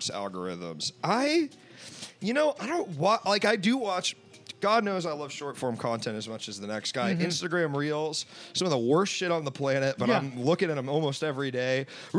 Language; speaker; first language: English; native; English